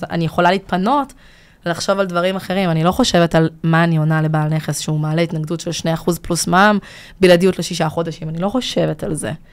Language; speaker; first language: Hebrew; early bilingual, other home language; Russian